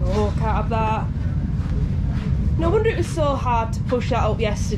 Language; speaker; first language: English; native; English